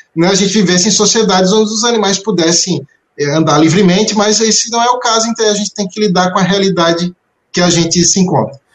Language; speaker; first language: Portuguese; native; Portuguese